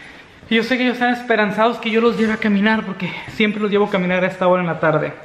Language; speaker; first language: Spanish; native; Spanish